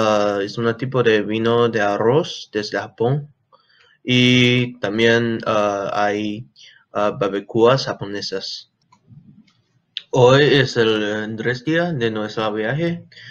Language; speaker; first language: Spanish; non-native, learner; English